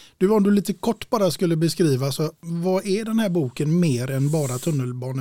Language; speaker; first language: Swedish; native; Swedish